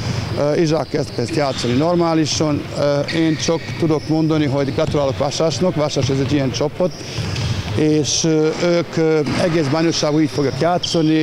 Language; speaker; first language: Hungarian; non-native, fluent; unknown